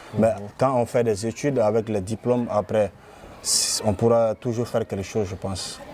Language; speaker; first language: French; non-native, local second language; Fula